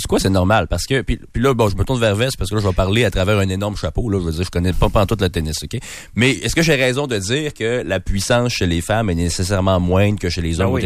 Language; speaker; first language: French; native; French